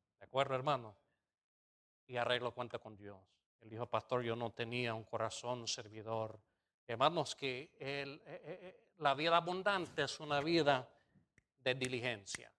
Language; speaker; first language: Spanish; non-native, fluent; English